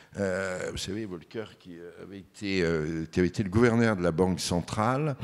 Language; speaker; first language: French; native; French